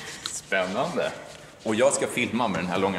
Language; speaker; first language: Swedish; native; Swedish